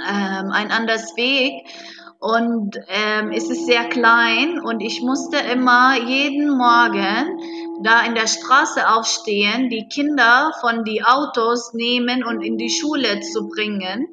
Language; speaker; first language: German; non-native, fluent; Arabic